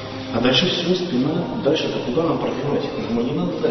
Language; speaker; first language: Russian; native; Russian